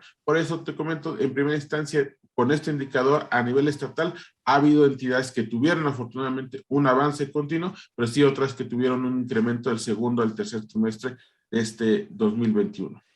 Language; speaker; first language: Spanish; native; Spanish